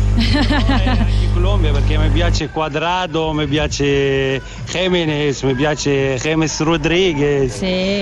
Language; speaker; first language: Italian; non-native, learner; Arabic